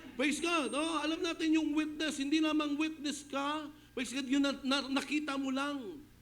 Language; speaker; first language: Filipino; non-native, local second language; Hiligaynon